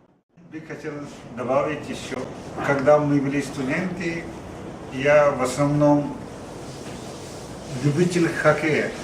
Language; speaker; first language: Russian; non-native, learner; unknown